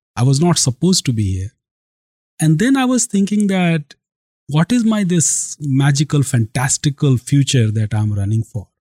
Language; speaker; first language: English; non-native, local second language; Hindi